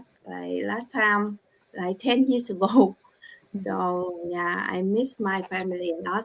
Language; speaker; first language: English; non-native, learner; Vietnamese